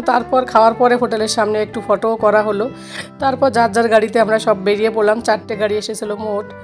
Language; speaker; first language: Bangla; native; Bangla